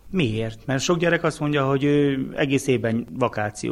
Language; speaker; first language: Hungarian; native; Hungarian